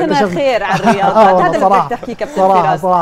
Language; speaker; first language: Arabic; native; Arabic